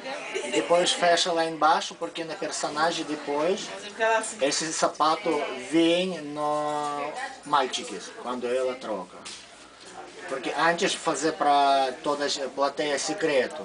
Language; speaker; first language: Portuguese; non-native, learner; Russian